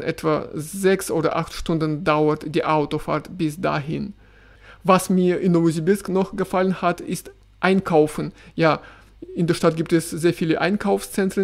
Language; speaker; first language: German; non-native, fluent; Russian